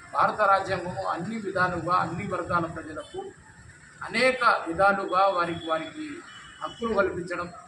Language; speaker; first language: Telugu; non-native, local second language; Lambadi